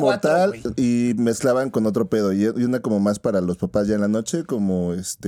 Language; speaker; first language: Spanish; native; Spanish